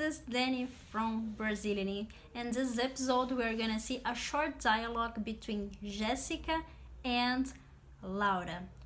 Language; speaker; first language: English; non-native, fluent; Portuguese